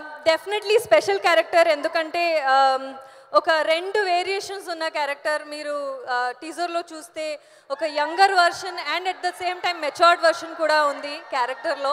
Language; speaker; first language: Telugu; non-native, learner; Kannada